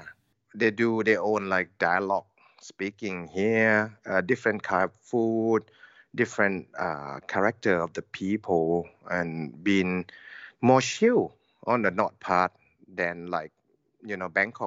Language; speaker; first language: English; non-native, learner; Thai